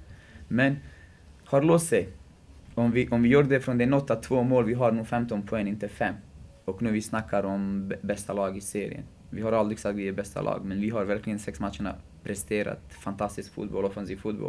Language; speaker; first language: Swedish; non-native, fluent; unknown